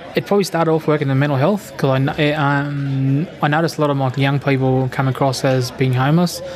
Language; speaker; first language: English; native; English